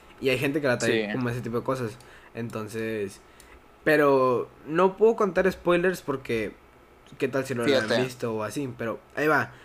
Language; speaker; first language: Spanish; native; Spanish